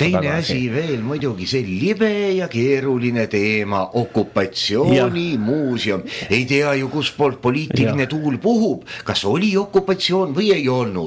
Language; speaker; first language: Estonian; native; Estonian